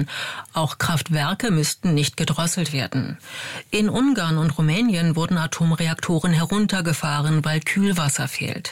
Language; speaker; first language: German; native; German